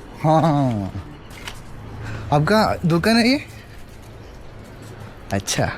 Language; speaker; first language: Hindi; non-native, local second language; Malayalam